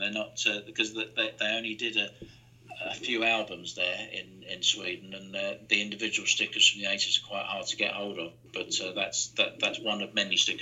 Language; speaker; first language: English; native; English